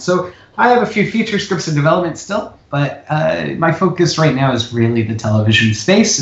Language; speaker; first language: English; native; English